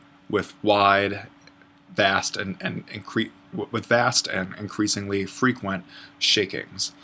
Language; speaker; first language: English; native; English